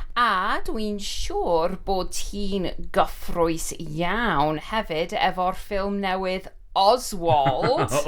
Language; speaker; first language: Welsh; non-native, learner; English